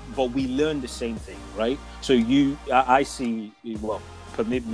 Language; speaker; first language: English; non-native, local second language; Yoruba